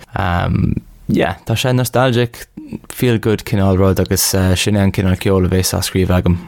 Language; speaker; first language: Irish; non-native, local second language; English